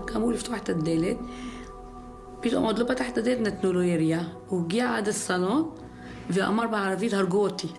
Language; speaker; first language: Hebrew; non-native, fluent; Arabic